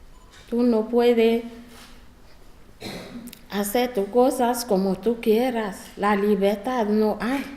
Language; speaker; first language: Spanish; non-native, learner; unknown